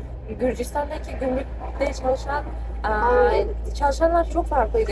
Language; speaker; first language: Turkish; non-native, fluent; Kyrgyz